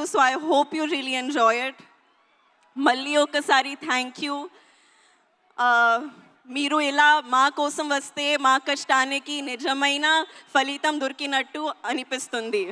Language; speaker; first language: Telugu; non-native, local second language; Hindi